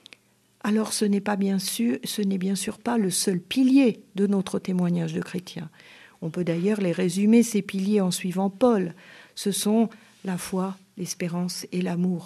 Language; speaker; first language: French; native; French